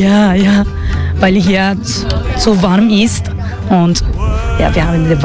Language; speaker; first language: German; non-native, fluent; Spanish